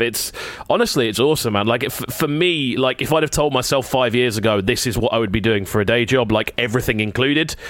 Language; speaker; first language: English; native; English